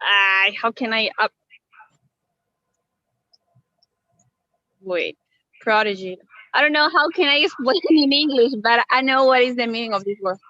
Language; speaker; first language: English; non-native, fluent; Spanish